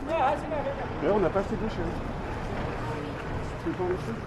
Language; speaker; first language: French; native; French